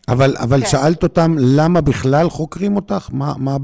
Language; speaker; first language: Hebrew; native; Hebrew